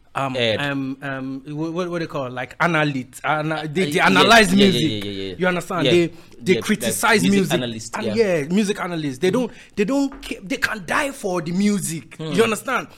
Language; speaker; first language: English; non-native, local second language; Yoruba